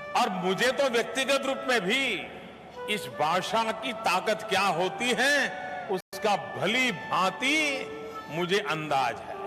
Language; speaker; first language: Hindi; non-native, local second language; Gujarati